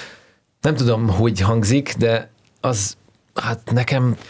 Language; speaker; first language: Hungarian; non-native, fluent; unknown